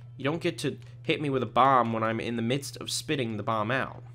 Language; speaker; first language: English; native; English